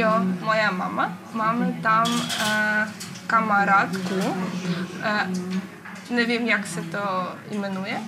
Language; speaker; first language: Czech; non-native, learner; Ukrainian